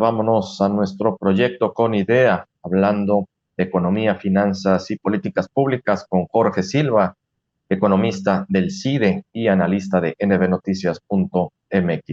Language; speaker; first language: Spanish; native; Spanish